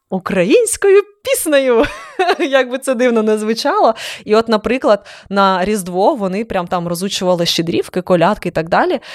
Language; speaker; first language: Ukrainian; native; Ukrainian